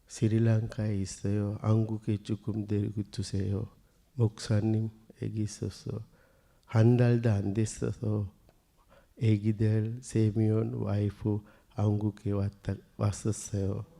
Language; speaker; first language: Korean; non-native, learner; Sinhala